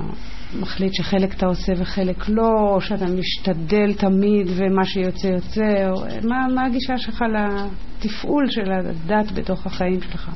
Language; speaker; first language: Hebrew; native; Hebrew